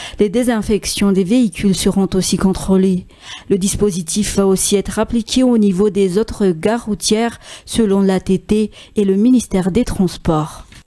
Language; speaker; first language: French; non-native, local second language; Malagasy